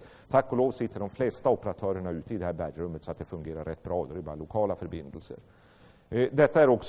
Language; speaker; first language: Swedish; native; Swedish